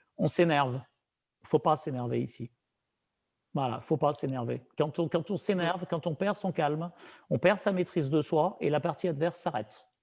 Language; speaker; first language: French; native; French